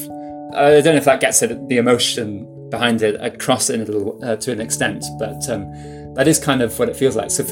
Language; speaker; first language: English; non-native, local second language; Welsh